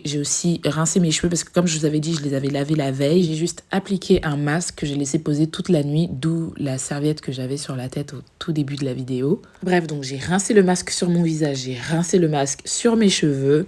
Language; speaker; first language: French; native; French